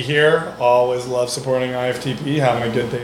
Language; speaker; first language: English; early bilingual, other home language; German